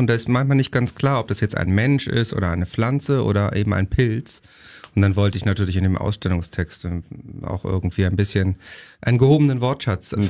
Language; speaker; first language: German; native; German